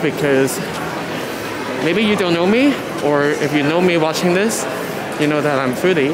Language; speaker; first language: English; non-native, local second language; Cantonese